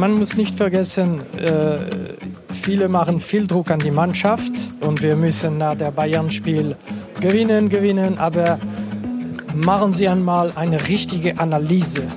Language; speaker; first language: German; non-native, fluent; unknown